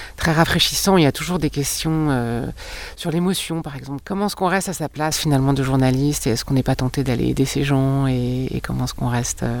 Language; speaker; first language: French; native; French